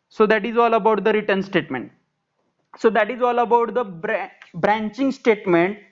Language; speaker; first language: English; non-native, local second language; Marathi